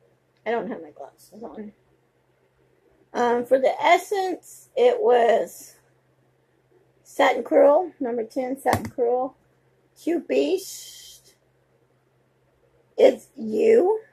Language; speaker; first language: English; native; English